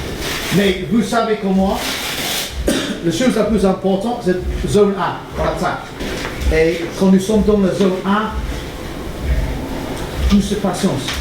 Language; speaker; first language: French; non-native, fluent; English